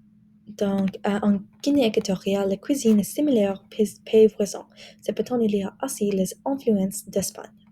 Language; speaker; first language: French; non-native, learner; English